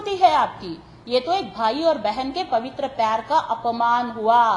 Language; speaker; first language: Hindi; non-native, local second language; Marathi